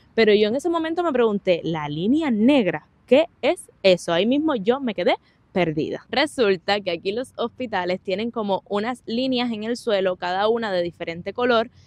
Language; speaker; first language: Spanish; native; Spanish